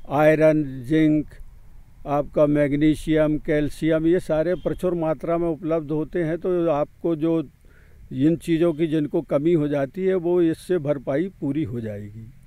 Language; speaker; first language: Hindi; native; Hindi